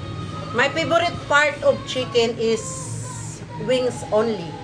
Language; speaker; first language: English; non-native, learner; Filipino